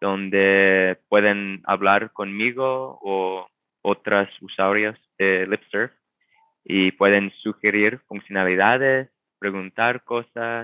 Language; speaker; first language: Spanish; non-native, fluent; English